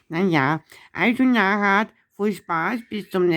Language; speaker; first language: German; native; German